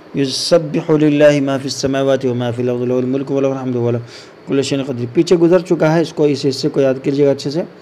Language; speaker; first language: Urdu; native; Urdu